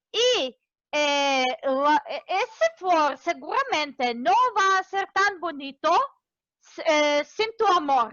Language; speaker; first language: Spanish; non-native, fluent; Serbian